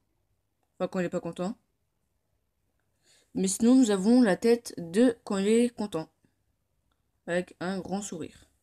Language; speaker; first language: French; native; French